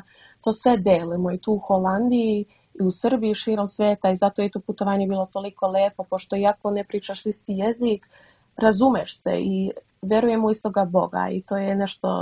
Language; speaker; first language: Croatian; early bilingual, heritage; Dutch